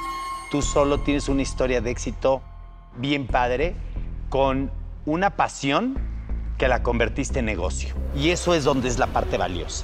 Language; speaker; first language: Spanish; native; Spanish